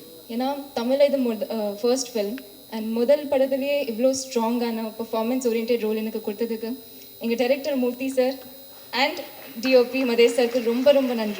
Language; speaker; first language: Tamil; non-native, local second language; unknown